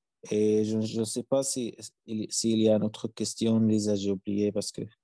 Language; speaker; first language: French; non-native, learner; Arabic